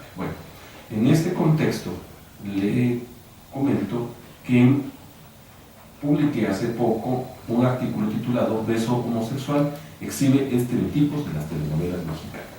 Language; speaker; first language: Spanish; native; Spanish